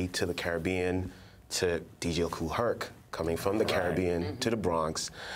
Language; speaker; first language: English; non-native, local second language; Akan